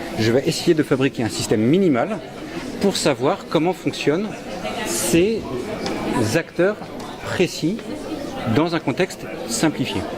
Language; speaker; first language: French; native; French